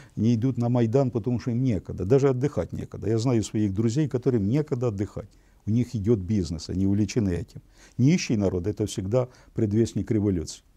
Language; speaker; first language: Russian; non-native, local second language; Ukrainian